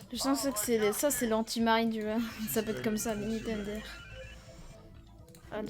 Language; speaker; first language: French; native; French